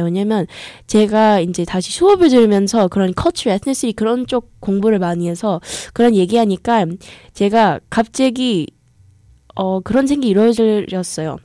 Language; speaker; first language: Korean; early bilingual, heritage; English